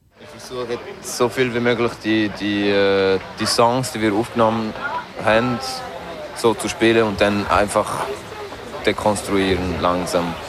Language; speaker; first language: German; non-native, fluent; French